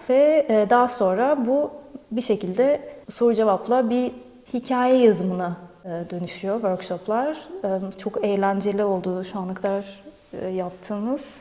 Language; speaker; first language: Turkish; native; Turkish